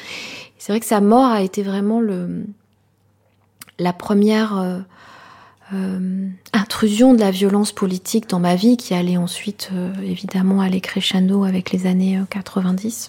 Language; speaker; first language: French; non-native, local second language; Kinyarwanda